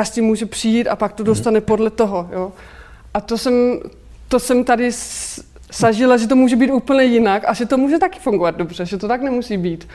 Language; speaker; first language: Czech; non-native, fluent; Danish